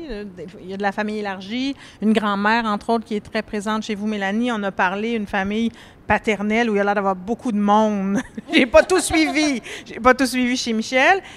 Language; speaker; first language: French; native; French